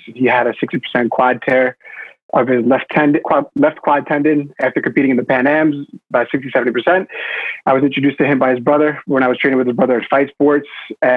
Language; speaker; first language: English; native; English